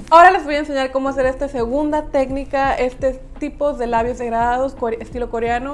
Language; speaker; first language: Spanish; native; Spanish